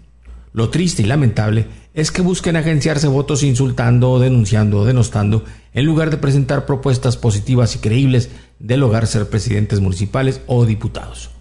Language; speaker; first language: Spanish; native; Spanish